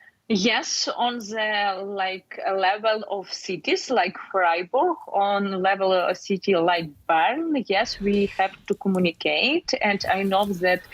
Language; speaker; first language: English; non-native, learner; Ukrainian